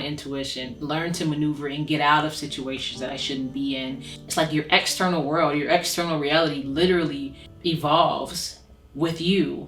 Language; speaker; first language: English; native; English